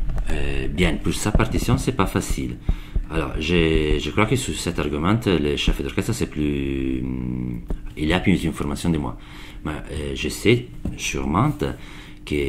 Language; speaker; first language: French; non-native, learner; Italian